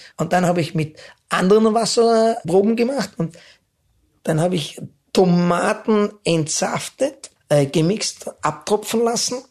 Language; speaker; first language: German; native; German